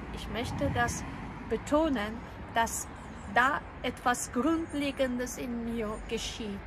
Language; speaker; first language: German; non-native, fluent; Polish